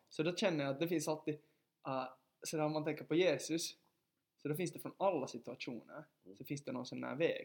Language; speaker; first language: Swedish; native; Swedish